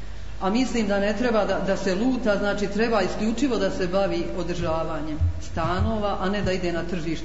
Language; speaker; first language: Croatian; native; Croatian